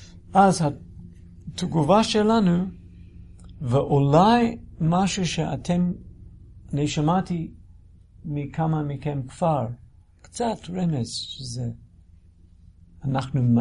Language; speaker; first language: Hebrew; non-native, fluent; English